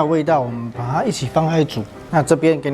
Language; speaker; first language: Chinese; native; Chinese